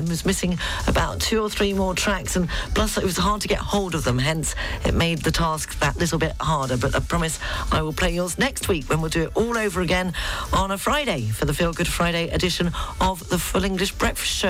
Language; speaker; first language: English; native; English